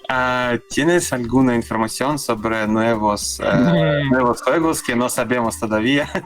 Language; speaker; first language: Spanish; non-native, learner; Russian